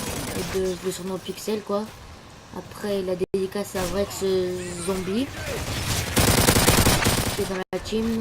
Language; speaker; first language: French; native; French